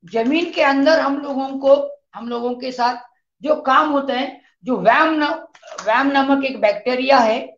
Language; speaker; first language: Hindi; non-native, local second language; Marathi